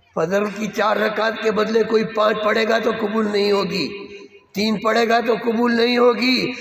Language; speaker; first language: Urdu; non-native, local second language; Gujarati